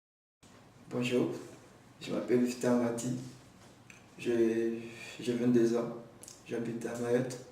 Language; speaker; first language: French; non-native, local second language; Comorian